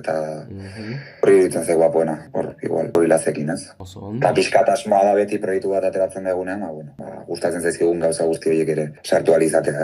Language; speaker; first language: Basque; native; Basque